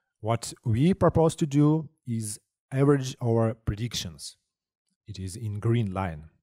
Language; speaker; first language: English; non-native, fluent; Russian